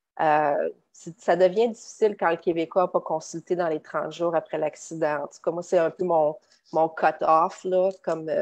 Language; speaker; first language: French; native; French